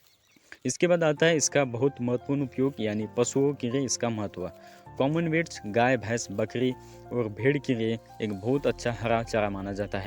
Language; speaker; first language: Hindi; native; Hindi